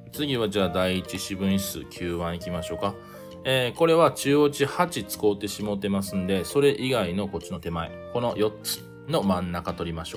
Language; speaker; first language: Japanese; native; Japanese